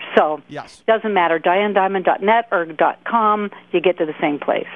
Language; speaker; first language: English; native; English